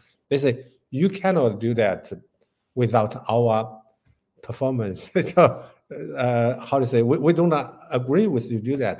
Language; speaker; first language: English; non-native, learner; Chinese